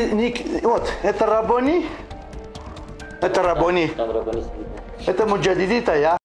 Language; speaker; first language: Russian; non-native, learner; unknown